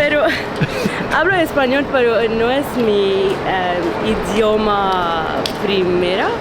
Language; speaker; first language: Spanish; non-native, learner; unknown